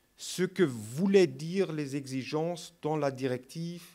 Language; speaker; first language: French; non-native, fluent; German